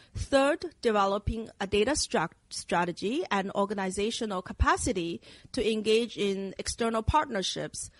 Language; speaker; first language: English; non-native, fluent; Chinese